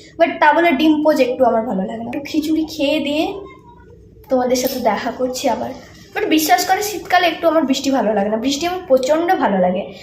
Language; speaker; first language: Bangla; non-native, local second language; Santali